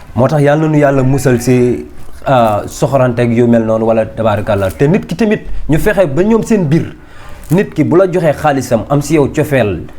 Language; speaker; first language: Wolof; native; Wolof